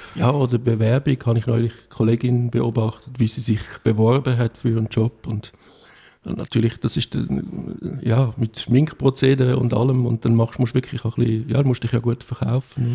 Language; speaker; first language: German; native; German